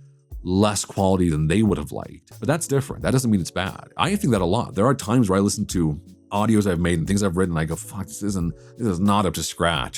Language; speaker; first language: English; native; English